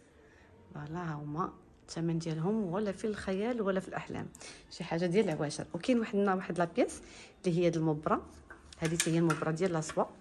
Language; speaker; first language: Arabic; native; Arabic